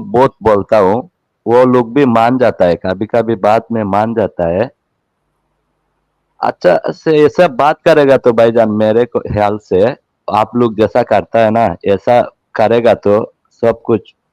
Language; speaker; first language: Hindi; non-native, learner; Bangla